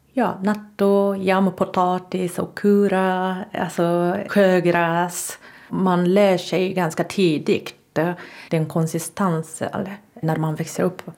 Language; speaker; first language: Swedish; non-native, fluent; Japanese